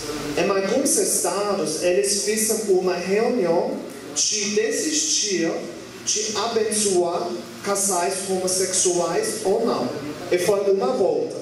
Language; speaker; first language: Portuguese; non-native, learner; German